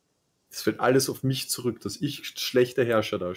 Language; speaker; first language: German; native; German